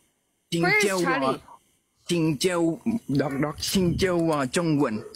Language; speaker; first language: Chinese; non-native, learner; Thai